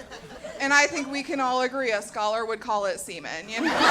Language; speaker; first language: English; native; English